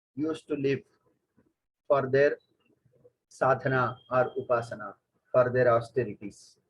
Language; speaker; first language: English; non-native, local second language; Kannada